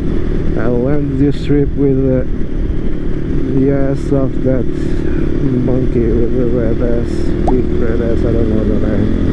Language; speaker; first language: English; non-native, fluent; Portuguese